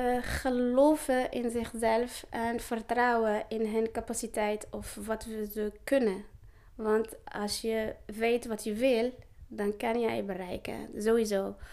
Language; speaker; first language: Dutch; non-native, learner; Arabic